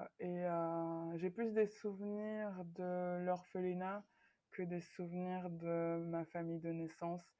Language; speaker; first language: French; early bilingual, other home language; Swahili